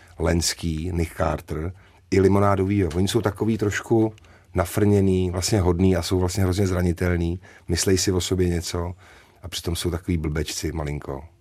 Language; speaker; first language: Czech; native; Czech